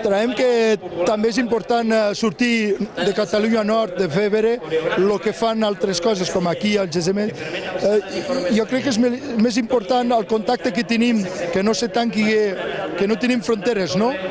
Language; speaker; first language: Catalan; non-native, local second language; French